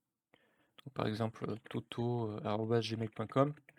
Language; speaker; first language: French; native; French